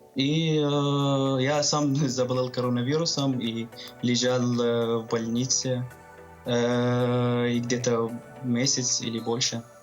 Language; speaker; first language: Russian; non-native, fluent; Arabic